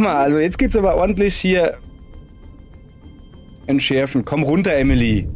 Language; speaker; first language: German; native; German